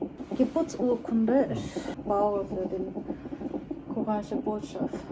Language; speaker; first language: German; non-native, learner; Korean